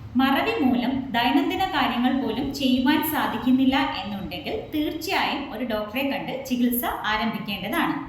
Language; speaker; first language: Malayalam; native; Malayalam